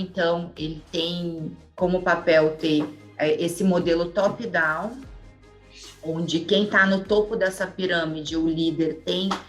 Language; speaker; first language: Portuguese; native; Portuguese